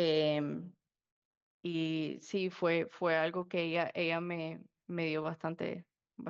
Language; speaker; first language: Spanish; early bilingual, heritage; Spanish